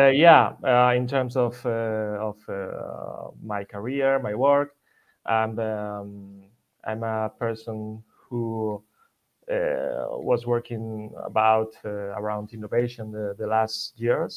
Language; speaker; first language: English; non-native, fluent; Spanish